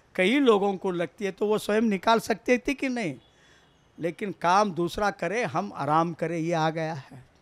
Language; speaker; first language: Hindi; non-native, local second language; Kannada